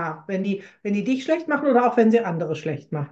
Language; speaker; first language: German; native; German